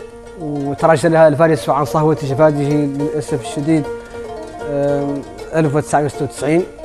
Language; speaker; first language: Arabic; native; Arabic